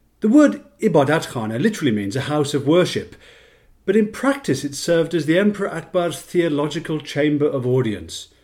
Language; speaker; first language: English; native; English